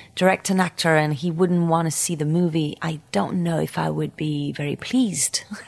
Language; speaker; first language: English; non-native, fluent; French